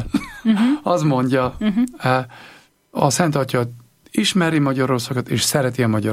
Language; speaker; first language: Hungarian; non-native, learner; German